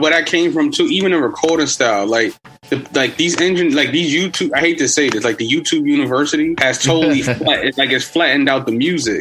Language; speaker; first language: English; native; English